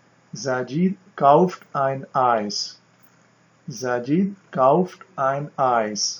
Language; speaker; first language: German; non-native, fluent; Urdu